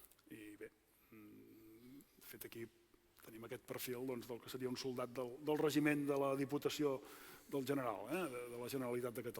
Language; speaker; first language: Catalan; native; Catalan